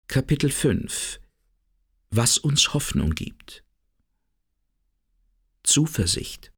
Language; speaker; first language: German; native; German